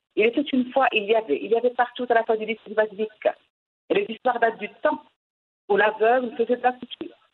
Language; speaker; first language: French; non-native, local second language; Arabic